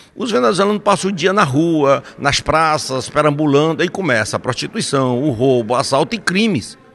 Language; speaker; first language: Portuguese; native; Portuguese